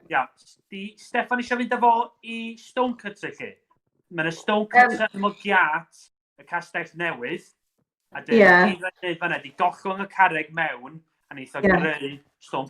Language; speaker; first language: Welsh; native; Welsh